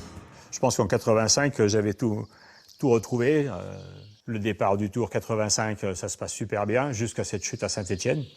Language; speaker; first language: French; native; French